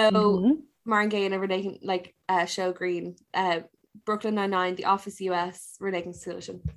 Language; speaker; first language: Irish; non-native, local second language; English